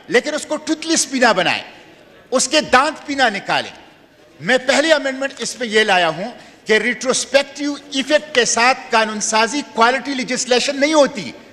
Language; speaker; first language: Urdu; non-native, local second language; Pashto